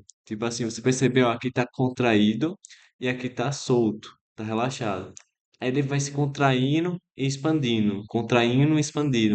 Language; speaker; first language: Portuguese; native; Portuguese